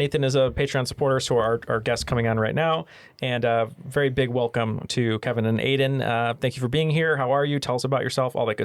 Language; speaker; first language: English; native; English